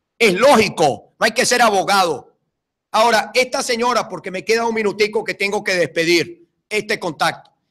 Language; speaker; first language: Spanish; native; Spanish